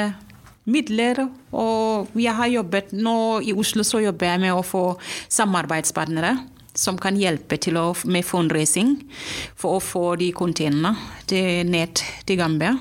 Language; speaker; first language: Norwegian; non-native, fluent; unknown